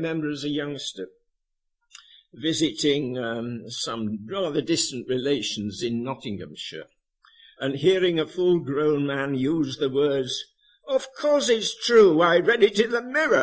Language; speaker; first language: English; native; English